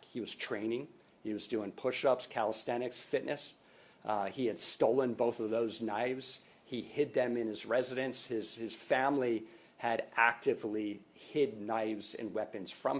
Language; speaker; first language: English; native; English